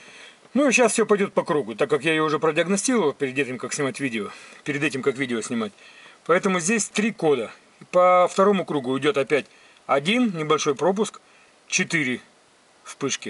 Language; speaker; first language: Russian; native; Russian